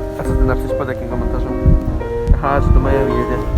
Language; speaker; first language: Polish; native; Polish